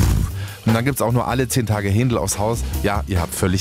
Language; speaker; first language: German; native; German